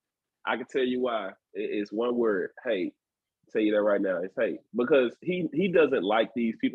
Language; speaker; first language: English; native; English